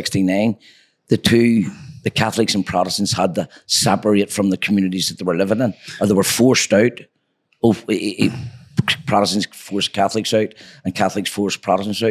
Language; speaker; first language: English; native; English